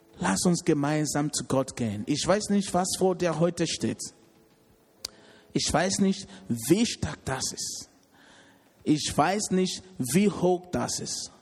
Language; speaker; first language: German; non-native, learner; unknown